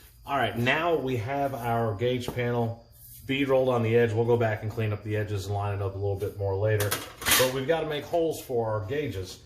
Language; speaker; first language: English; native; English